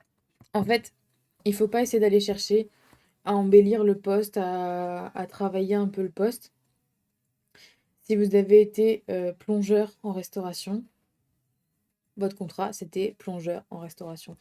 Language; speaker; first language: French; native; French